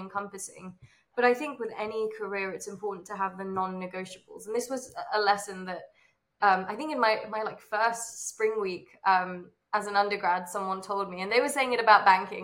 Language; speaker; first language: English; native; English